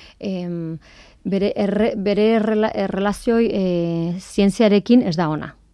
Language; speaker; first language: Basque; non-native, local second language; Spanish